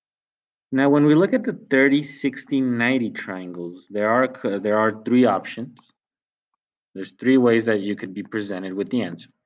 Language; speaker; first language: English; native; English